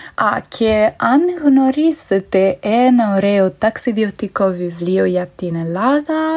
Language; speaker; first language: Greek; non-native, fluent; Italian